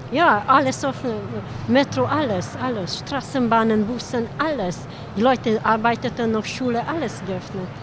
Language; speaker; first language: German; non-native, learner; Hungarian